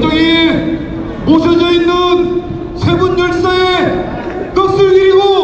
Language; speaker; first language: Korean; native; Korean